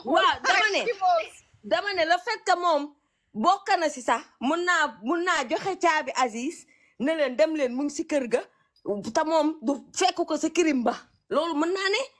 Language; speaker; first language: Wolof; native; Wolof